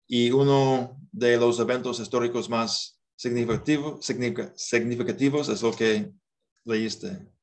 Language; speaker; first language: Spanish; non-native, fluent; English